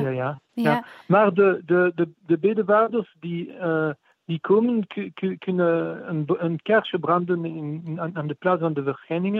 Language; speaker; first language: Dutch; non-native, fluent; French